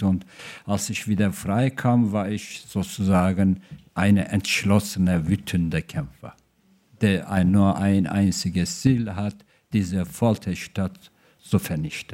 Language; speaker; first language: German; non-native, fluent; Turkish